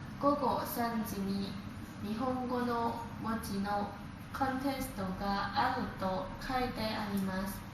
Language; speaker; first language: Japanese; non-native, fluent; Thai